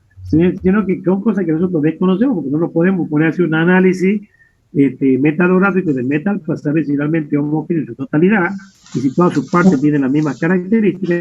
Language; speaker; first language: Spanish; native; Spanish